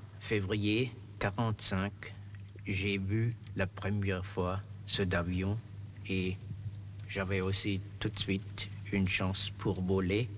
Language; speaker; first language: French; non-native, fluent; German